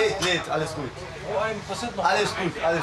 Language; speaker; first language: German; early bilingual, other home language; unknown